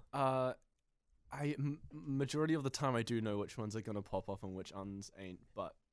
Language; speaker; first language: English; native; English